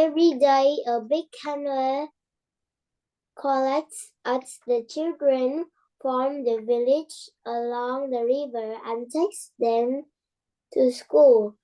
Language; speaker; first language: English; non-native, learner; Vietnamese